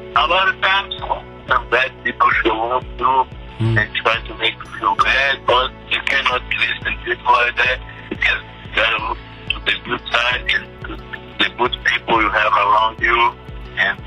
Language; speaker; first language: English; non-native, fluent; Portuguese